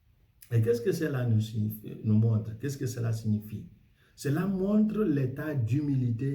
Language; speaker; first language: French; non-native, fluent; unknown